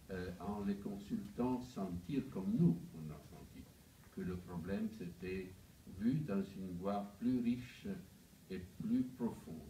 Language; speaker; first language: French; non-native, fluent; Italian